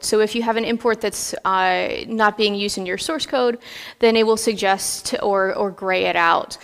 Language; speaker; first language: English; native; English